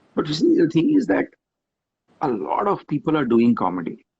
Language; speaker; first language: English; non-native, local second language; Hindi